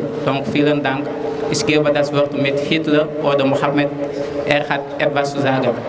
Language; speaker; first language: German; non-native, learner; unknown